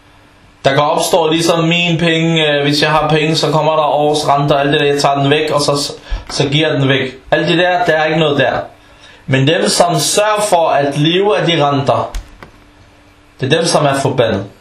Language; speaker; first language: Danish; early bilingual, other home language; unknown